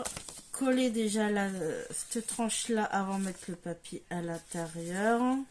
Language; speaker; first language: French; native; French